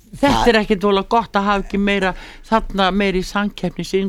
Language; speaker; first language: Icelandic; native; Icelandic